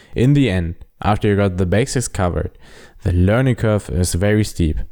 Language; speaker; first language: English; non-native, fluent; German